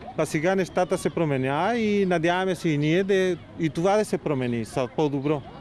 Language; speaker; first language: Bulgarian; non-native, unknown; Spanish